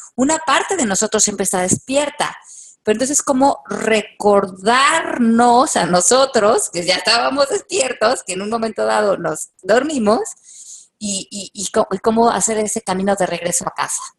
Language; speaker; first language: Spanish; native; Spanish